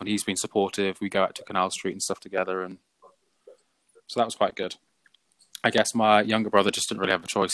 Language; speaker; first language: English; native; English